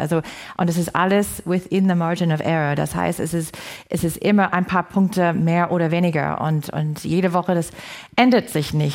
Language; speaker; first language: German; non-native, fluent; English